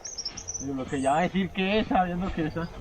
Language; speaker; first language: Spanish; native; Spanish